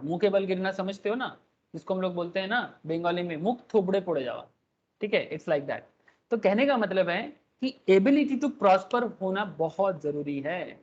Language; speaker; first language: Hindi; non-native, local second language; Bangla